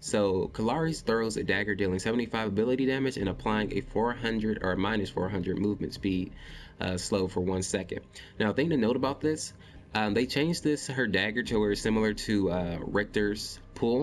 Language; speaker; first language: English; native; English